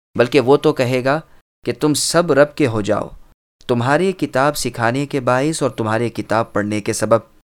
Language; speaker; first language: Urdu; native; Urdu